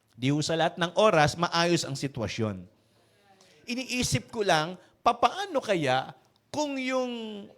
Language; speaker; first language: Filipino; native; Filipino